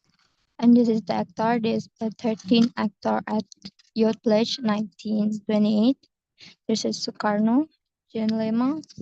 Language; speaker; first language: English; non-native, learner; Indonesian